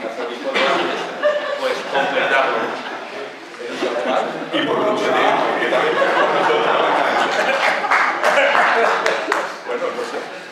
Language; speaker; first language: Spanish; native; Spanish